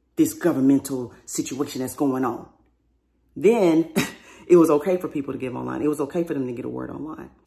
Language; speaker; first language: English; native; English